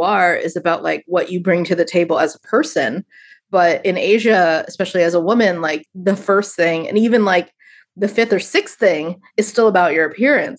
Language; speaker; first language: English; native; English